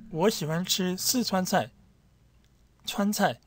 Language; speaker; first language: Chinese; non-native, fluent; Korean